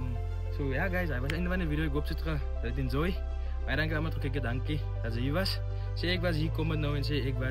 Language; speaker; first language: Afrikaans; non-native, learner; Dutch